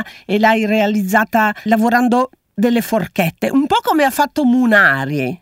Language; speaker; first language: Italian; native; Italian